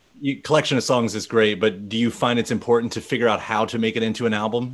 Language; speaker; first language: English; native; English